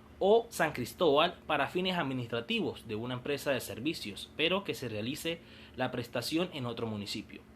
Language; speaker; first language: Spanish; native; Spanish